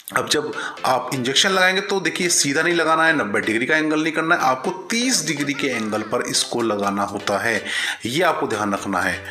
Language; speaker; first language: Hindi; native; Hindi